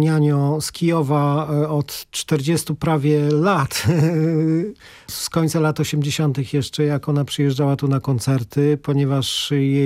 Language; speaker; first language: Polish; native; Polish